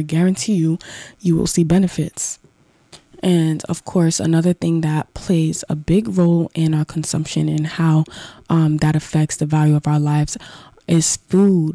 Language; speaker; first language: English; native; English